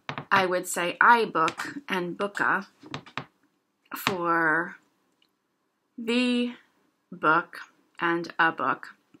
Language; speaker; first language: English; native; English